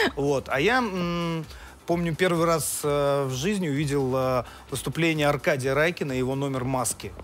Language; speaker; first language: Russian; native; Russian